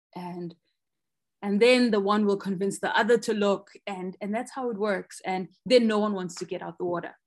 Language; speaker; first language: English; non-native, local second language; Zulu